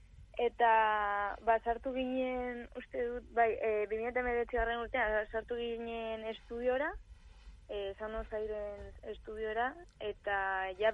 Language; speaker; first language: Basque; non-native, local second language; Spanish